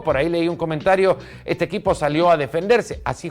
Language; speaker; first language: Spanish; native; Spanish